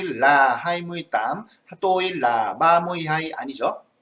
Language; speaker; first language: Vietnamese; non-native, fluent; Korean